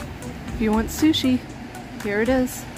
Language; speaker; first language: English; native; English